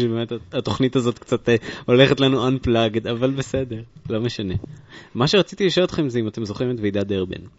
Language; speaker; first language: Hebrew; native; Hebrew